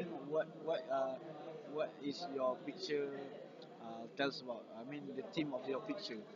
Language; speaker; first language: English; non-native, learner; Malay